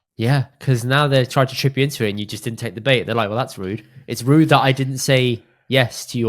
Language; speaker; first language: English; early bilingual, other home language; Punjabi